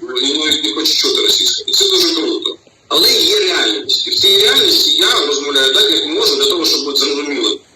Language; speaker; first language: Ukrainian; non-native, local second language; Russian